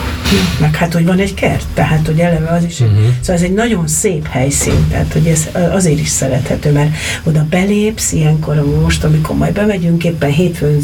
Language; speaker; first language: Hungarian; native; Hungarian